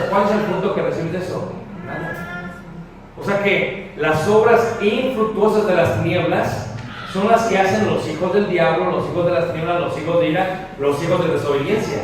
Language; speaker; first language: Spanish; early bilingual, heritage; Spanish